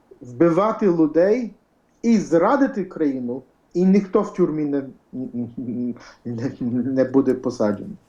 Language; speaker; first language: Ukrainian; early bilingual, heritage; Ukrainian